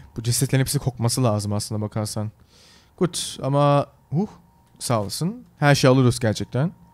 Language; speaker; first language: Turkish; early bilingual, heritage; Turkish